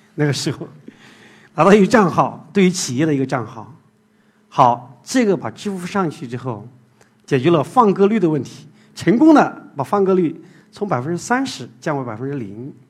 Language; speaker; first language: Chinese; native; Chinese